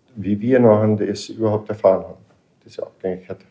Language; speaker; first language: German; native; German